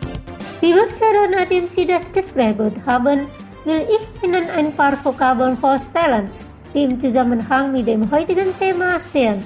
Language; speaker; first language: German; non-native, fluent; Indonesian